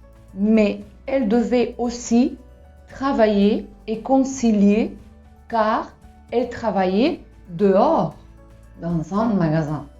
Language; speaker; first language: French; non-native, fluent; Spanish